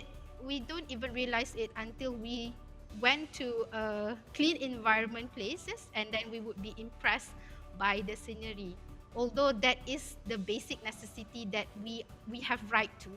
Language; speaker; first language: English; non-native, fluent; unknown